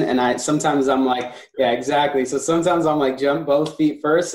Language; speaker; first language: English; native; English